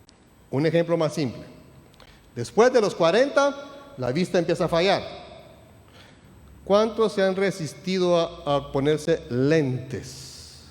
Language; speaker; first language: Spanish; native; Spanish